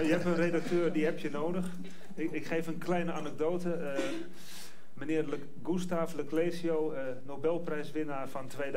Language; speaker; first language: Dutch; native; Dutch